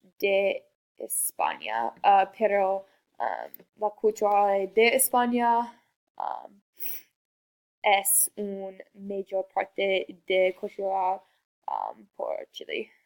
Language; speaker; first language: Spanish; non-native, learner; English